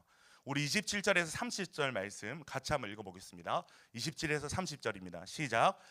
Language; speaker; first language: Korean; native; Korean